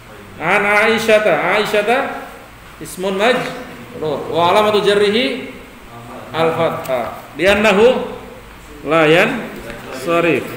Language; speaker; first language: Arabic; non-native, fluent; Indonesian